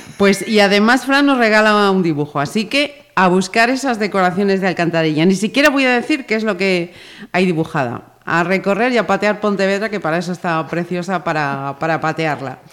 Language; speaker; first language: Spanish; native; Spanish